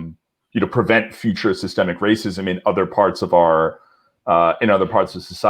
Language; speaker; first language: English; native; English